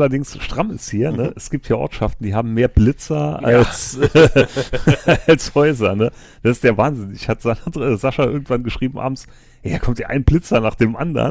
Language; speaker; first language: German; native; German